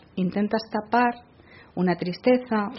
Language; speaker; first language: Spanish; native; Spanish